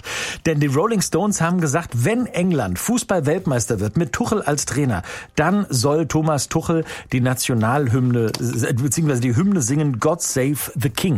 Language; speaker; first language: German; native; German